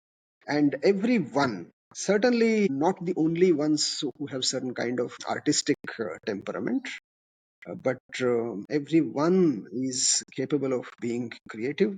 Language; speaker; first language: English; non-native, local second language; Kannada